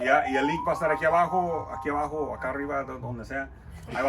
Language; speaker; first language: Spanish; early bilingual, heritage; Spanish